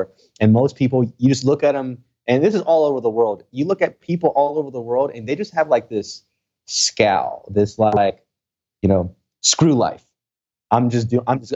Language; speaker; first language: English; early bilingual, other home language; Spanish